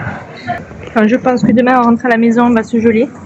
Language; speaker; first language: French; native; French